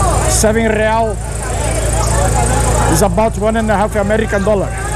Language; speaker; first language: English; non-native, learner; Portuguese